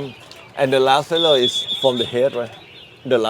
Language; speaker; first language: English; non-native, learner; Thai